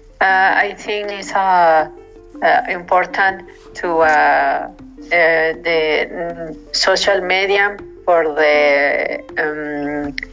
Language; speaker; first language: English; non-native, learner; Spanish